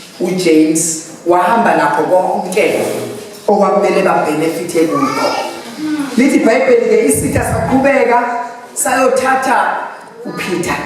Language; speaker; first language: Zulu; native; Zulu